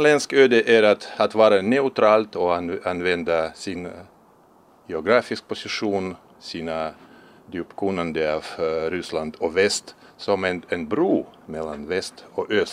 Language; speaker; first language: Swedish; non-native, fluent; Russian